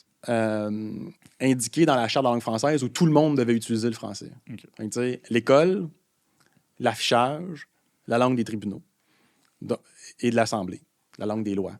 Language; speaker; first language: French; native; French